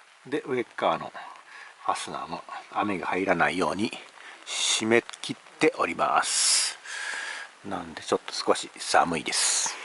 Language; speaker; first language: Japanese; native; Japanese